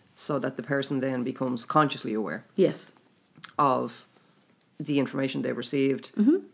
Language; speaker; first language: English; native; English